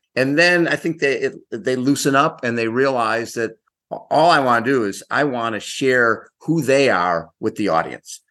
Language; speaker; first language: English; native; English